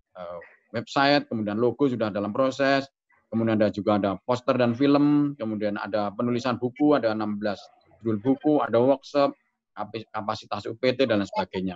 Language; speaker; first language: Indonesian; native; Indonesian